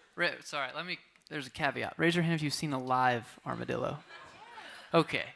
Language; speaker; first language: English; native; English